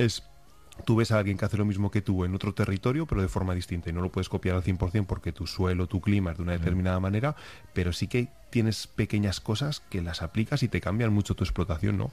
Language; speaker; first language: Spanish; native; Spanish